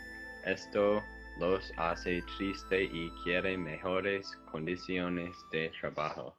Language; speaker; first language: Spanish; non-native, learner; English